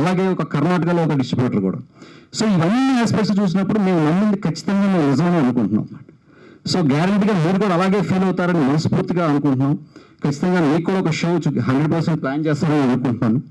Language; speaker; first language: Telugu; native; Telugu